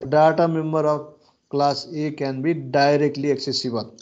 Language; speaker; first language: English; non-native, local second language; Nepali